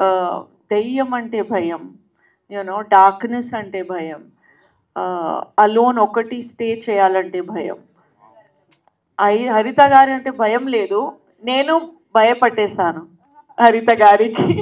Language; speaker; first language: Telugu; non-native, local second language; Hindi